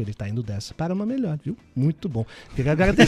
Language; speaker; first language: Portuguese; native; Portuguese